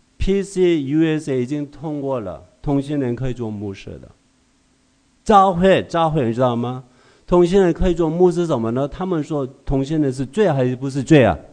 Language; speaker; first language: Chinese; non-native, fluent; Korean